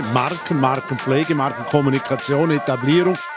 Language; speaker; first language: German; native; German